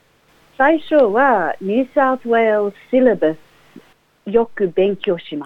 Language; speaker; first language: Japanese; non-native, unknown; English